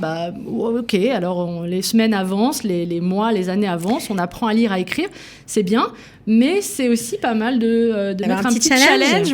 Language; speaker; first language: French; native; French